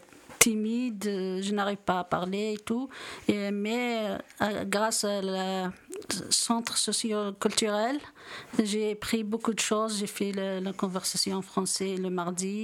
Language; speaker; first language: French; non-native, learner; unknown